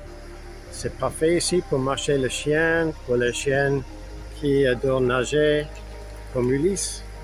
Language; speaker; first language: French; non-native, learner; English